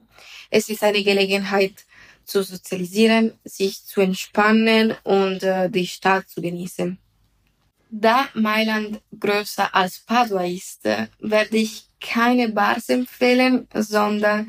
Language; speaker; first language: German; early bilingual, heritage; German